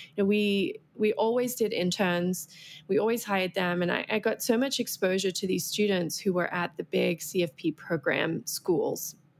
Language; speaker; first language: English; native; English